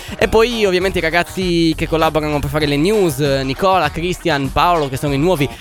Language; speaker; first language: Italian; native; Italian